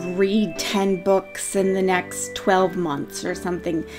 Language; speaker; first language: English; native; English